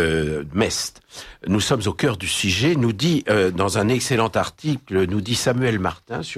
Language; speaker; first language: French; native; French